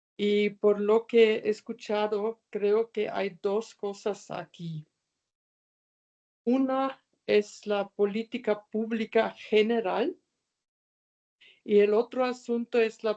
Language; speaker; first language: Spanish; non-native, fluent; German